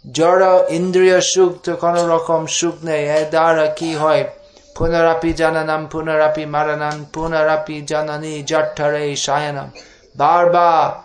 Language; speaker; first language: Bangla; non-native, fluent; English